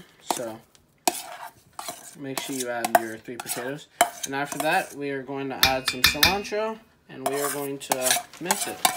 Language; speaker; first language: English; early bilingual, other home language; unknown